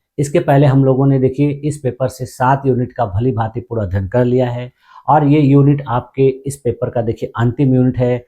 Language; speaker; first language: Hindi; native; Hindi